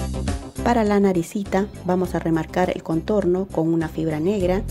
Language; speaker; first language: Spanish; native; Spanish